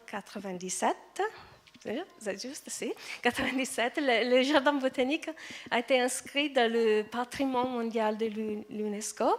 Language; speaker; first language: French; non-native, fluent; Italian